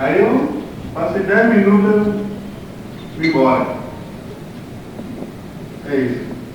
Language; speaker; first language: Portuguese; non-native, local second language; Kayapó